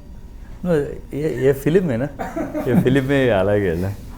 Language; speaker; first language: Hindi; non-native, learner; Tamil